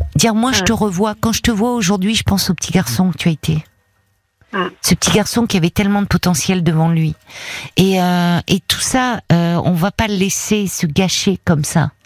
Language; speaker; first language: French; native; French